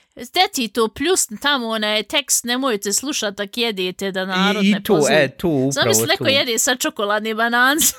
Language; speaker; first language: Bosnian; native; Bosnian